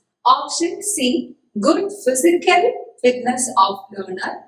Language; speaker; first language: English; non-native, local second language; Malayalam